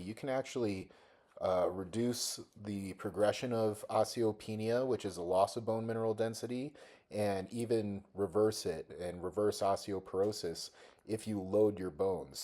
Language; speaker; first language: English; native; English